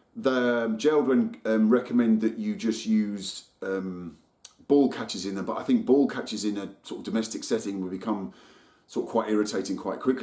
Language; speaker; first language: English; native; English